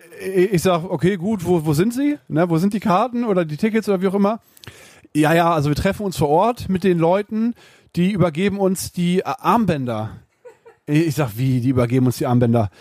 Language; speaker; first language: German; native; German